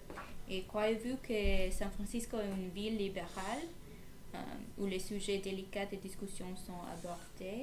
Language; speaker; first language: French; non-native, learner; English